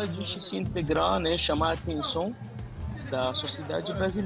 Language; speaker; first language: Portuguese; non-native, fluent; Arabic